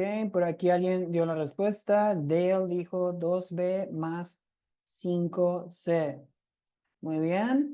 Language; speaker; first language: Spanish; native; Spanish